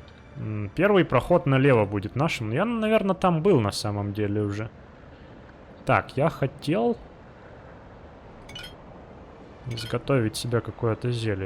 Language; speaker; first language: Russian; native; Russian